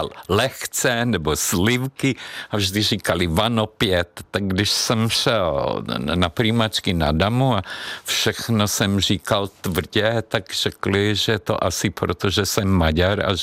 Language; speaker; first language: Czech; non-native, fluent; Hungarian